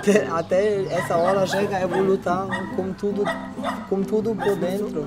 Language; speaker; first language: Portuguese; non-native, fluent; German